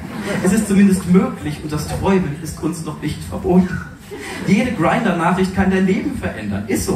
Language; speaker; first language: German; native; German